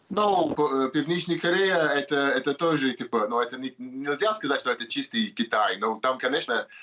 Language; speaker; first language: Russian; non-native, learner; English